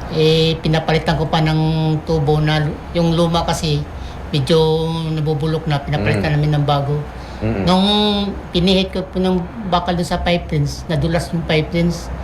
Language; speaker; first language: Filipino; native; Filipino